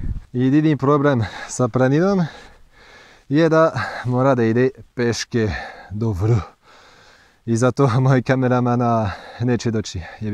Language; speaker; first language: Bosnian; non-native, learner; French